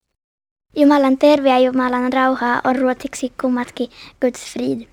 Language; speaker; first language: Finnish; early bilingual, heritage; Finnish